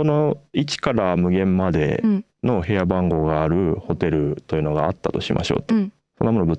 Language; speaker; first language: Japanese; native; Japanese